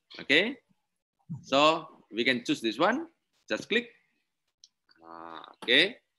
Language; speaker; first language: English; non-native, learner; Indonesian